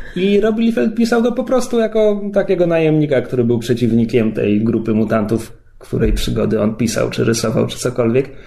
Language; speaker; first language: Polish; native; Polish